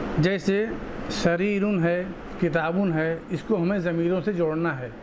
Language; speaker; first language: Urdu; native; Urdu